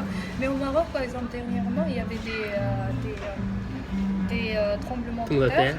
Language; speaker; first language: French; non-native, local second language; Arabic